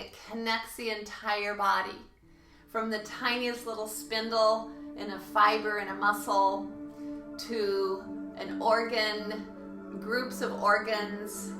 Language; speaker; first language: English; native; English